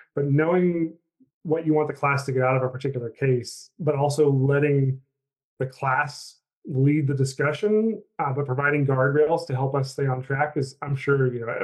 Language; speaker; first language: English; native; English